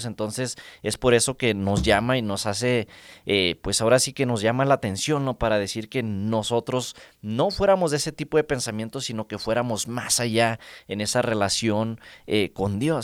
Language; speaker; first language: Spanish; native; Spanish